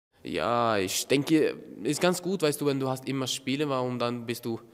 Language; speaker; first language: German; non-native, learner; Norwegian